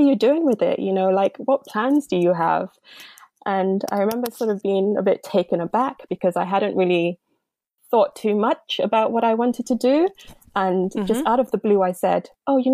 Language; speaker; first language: English; non-native, local second language; Yoruba